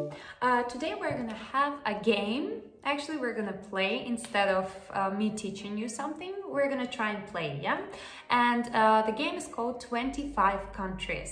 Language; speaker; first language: English; non-native, fluent; Russian